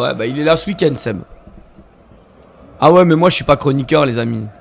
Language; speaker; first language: French; native; French